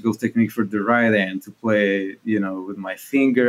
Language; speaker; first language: English; non-native, fluent; Italian